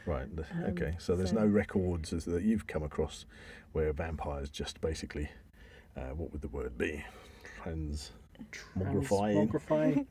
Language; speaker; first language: English; native; English